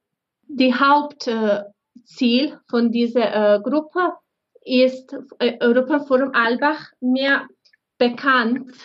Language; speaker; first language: German; non-native, fluent; Bosnian